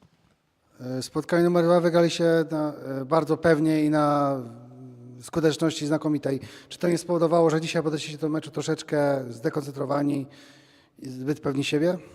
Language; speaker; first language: Polish; native; Polish